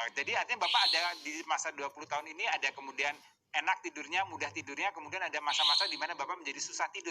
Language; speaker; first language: Indonesian; native; Indonesian